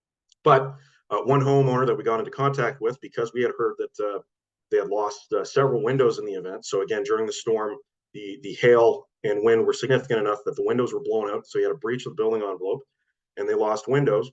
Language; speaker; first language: English; native; English